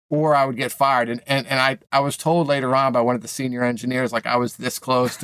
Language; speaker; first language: English; native; English